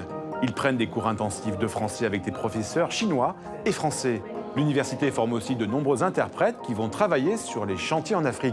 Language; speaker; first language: French; native; French